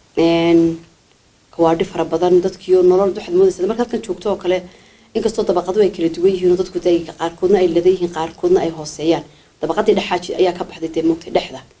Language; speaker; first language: Somali; native; Somali